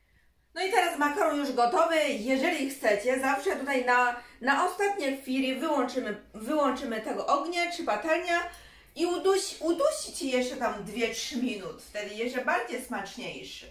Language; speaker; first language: Polish; non-native, learner; Chinese